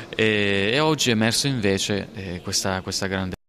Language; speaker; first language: Italian; native; Italian